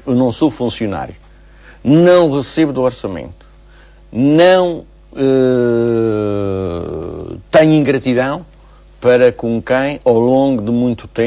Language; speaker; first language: Portuguese; native; Portuguese